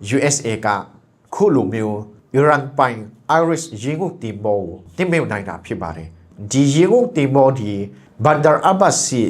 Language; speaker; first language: Burmese; non-native, local second language; Hakha Chin